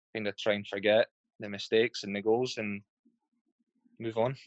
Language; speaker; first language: English; native; English